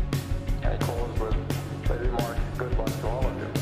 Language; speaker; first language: English; native; English